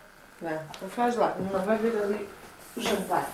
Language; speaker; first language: Portuguese; native; Portuguese